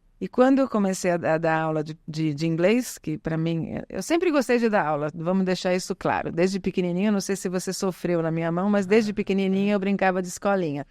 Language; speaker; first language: Portuguese; early bilingual, other home language; Italian